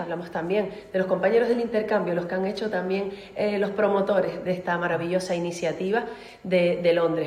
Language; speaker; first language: Spanish; native; Spanish